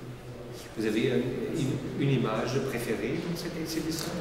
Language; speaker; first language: French; non-native, learner; German